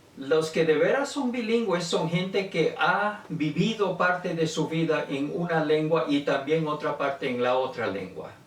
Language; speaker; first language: Spanish; native; Spanish